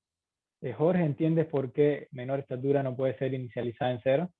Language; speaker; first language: Spanish; native; Spanish